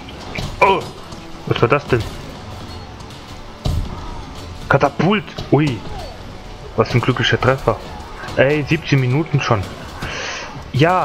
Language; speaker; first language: German; native; German